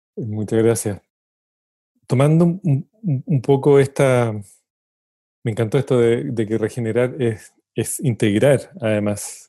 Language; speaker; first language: Spanish; native; Spanish